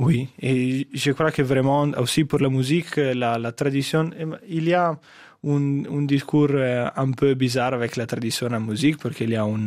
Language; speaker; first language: French; non-native, fluent; Italian